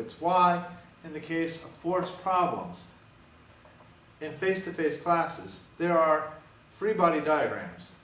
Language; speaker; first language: English; native; English